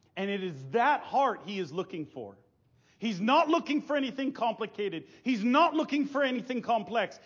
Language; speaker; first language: English; native; English